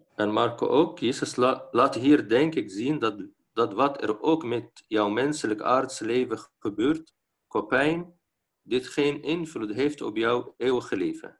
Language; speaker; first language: Dutch; non-native, fluent; Arabic